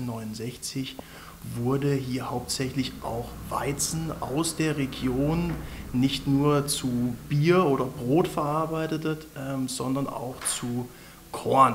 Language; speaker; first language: German; native; German